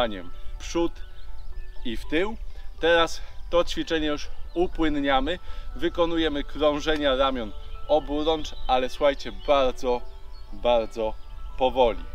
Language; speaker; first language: Polish; native; Polish